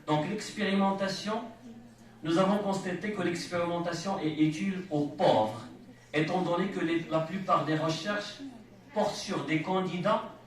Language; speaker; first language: French; non-native, local second language; Arabic